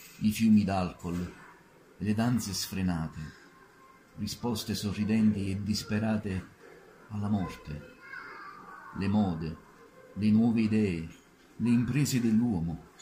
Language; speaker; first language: Italian; native; Italian